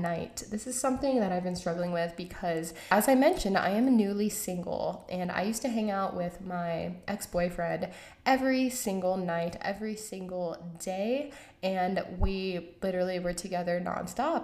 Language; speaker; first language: English; native; English